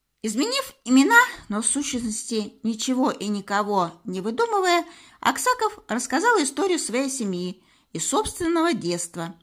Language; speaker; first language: Russian; native; Russian